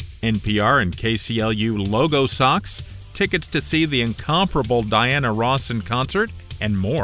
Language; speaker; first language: English; native; English